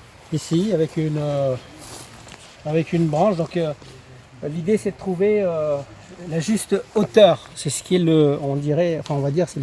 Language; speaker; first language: French; native; French